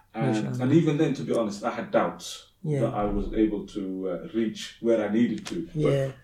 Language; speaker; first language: English; early bilingual, other home language; Somali